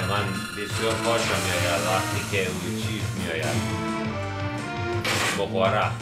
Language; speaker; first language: Persian; non-native, learner; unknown